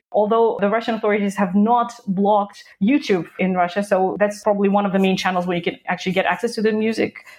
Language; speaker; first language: English; non-native, fluent; Russian